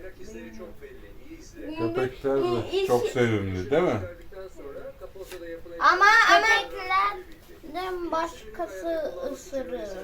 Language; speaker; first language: Turkish; non-native, learner; Thai